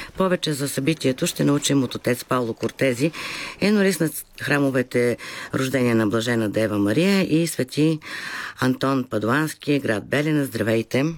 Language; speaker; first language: Bulgarian; native; Bulgarian